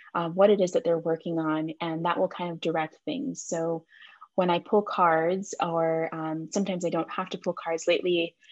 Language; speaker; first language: English; native; English